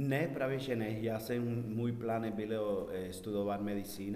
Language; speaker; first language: Czech; non-native, learner; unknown